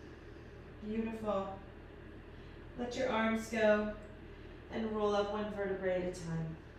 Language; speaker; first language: English; native; English